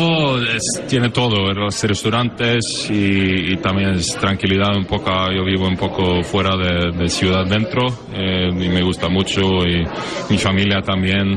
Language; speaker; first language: Spanish; non-native, learner; Norwegian